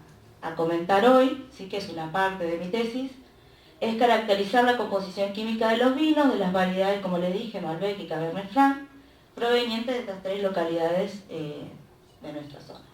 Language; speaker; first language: Spanish; native; Spanish